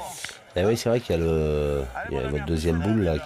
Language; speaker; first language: French; native; French